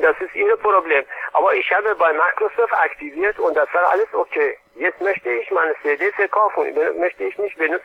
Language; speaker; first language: German; non-native, learner; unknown